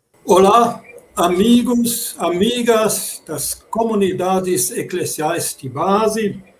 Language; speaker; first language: Portuguese; non-native, fluent; German